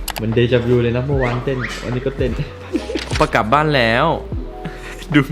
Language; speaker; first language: Thai; non-native, fluent; Korean